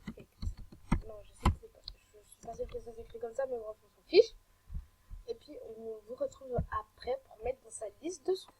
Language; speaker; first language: French; native; French